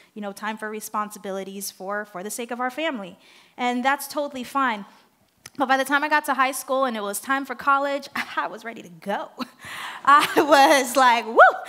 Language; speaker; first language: English; non-native, fluent; Haitian Creole